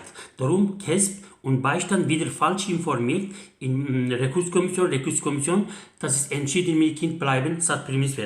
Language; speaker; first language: German; non-native, learner; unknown